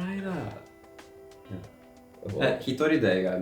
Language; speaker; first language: Japanese; non-native, learner; English